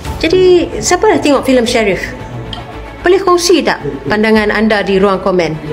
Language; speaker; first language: Malay; native; Malay